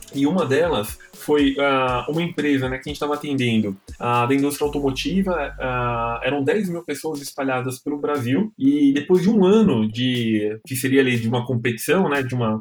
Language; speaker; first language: Portuguese; native; Portuguese